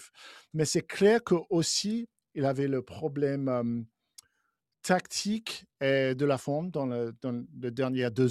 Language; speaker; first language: French; non-native, fluent; English